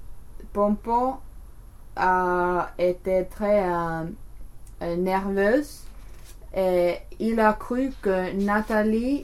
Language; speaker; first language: French; non-native, learner; English